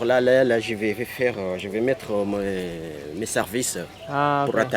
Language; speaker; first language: French; non-native, local second language; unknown